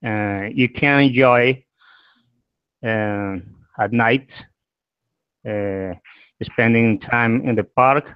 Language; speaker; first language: English; non-native, learner; Spanish